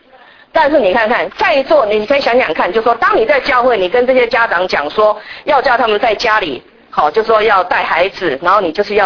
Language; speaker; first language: Chinese; native; Chinese